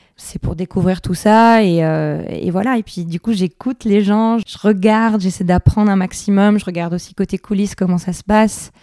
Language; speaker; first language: French; native; French